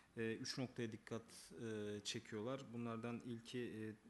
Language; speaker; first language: Turkish; native; Turkish